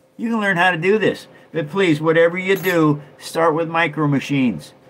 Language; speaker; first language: English; native; English